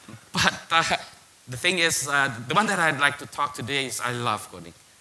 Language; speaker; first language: English; non-native, fluent; Indonesian